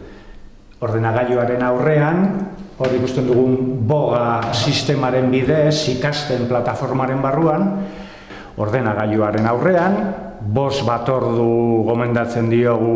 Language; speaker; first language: Basque; native; Basque